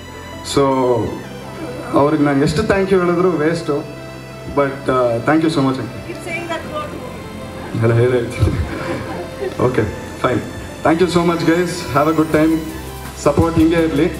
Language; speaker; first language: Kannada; native; Kannada